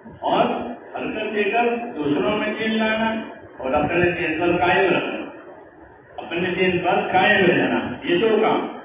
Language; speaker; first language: Urdu; non-native, local second language; Gujarati